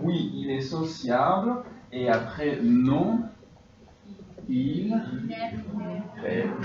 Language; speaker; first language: French; non-native, fluent; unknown